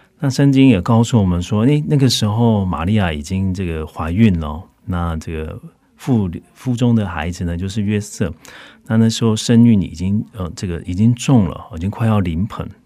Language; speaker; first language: Chinese; native; Chinese